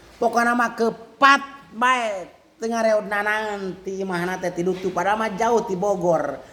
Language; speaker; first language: Sundanese; native; Sundanese